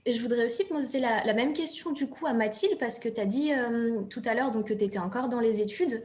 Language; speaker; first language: French; native; French